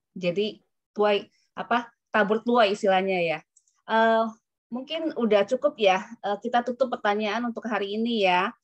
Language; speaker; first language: Indonesian; native; Indonesian